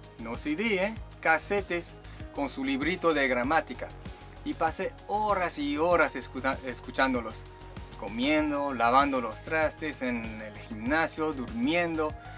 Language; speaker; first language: Spanish; non-native, fluent; Chinese